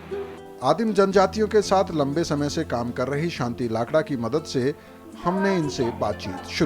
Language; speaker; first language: Hindi; native; Hindi